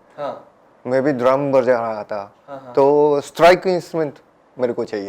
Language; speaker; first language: Hindi; non-native, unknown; Japanese